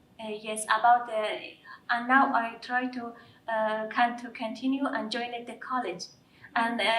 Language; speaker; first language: English; non-native, learner; Persian